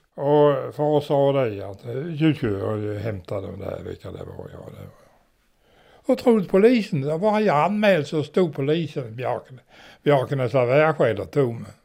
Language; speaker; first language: Swedish; native; Swedish